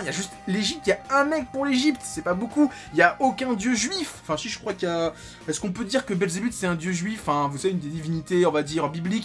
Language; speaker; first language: French; native; French